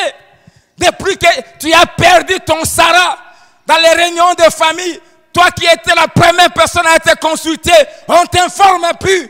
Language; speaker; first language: French; non-native, local second language; Lingala